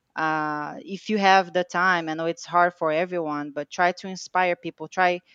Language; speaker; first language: English; non-native, fluent; Portuguese